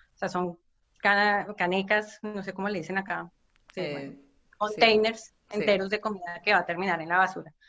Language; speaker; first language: Spanish; native; Spanish